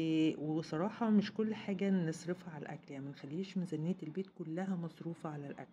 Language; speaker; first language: Arabic; native; Arabic